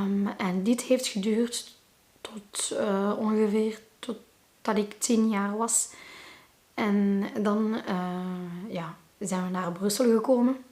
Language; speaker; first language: Dutch; non-native, local second language; Arabic